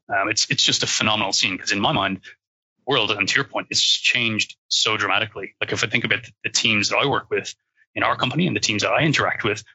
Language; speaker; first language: English; native; English